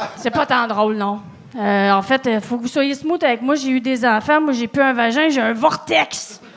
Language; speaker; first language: French; native; French